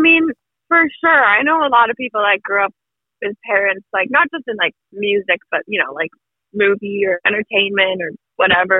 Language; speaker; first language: English; native; English